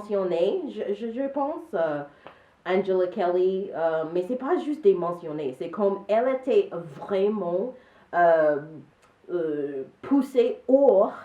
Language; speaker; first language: French; non-native, learner; English